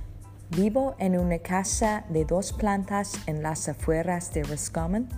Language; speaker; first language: Spanish; non-native, learner; English